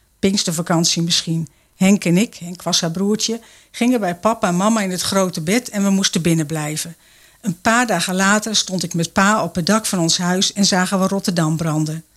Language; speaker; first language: Dutch; native; Dutch